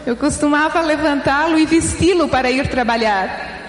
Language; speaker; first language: Portuguese; native; Portuguese